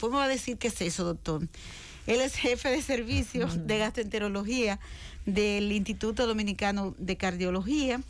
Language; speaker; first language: Spanish; native; Spanish